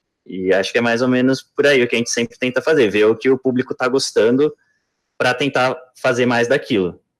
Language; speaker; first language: Portuguese; native; Portuguese